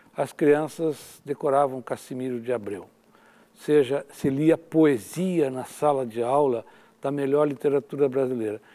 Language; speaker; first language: Portuguese; native; Portuguese